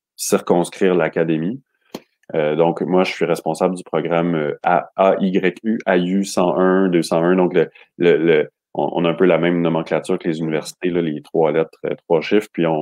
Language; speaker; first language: French; native; French